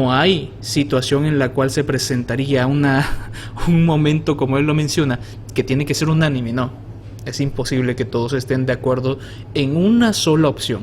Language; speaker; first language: Spanish; native; Spanish